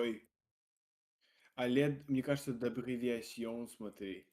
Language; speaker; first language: French; non-native, learner; Russian